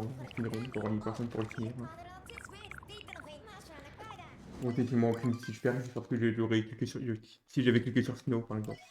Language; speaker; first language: French; native; French